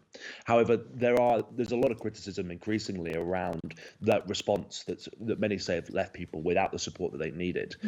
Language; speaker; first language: English; native; English